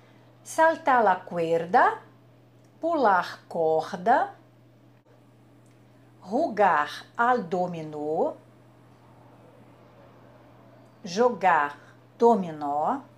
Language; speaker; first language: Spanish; non-native, fluent; Portuguese